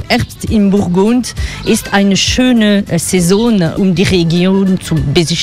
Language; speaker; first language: German; non-native, fluent; French